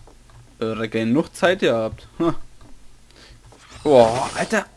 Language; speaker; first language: German; native; German